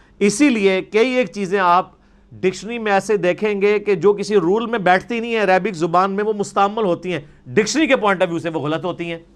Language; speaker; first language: Urdu; non-native, local second language; Punjabi